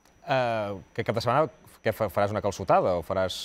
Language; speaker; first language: Catalan; native; Catalan